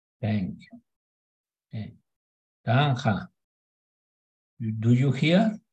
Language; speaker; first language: English; non-native, learner; Spanish